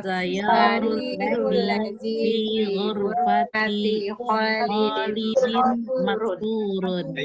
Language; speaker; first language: Arabic; non-native, learner; Indonesian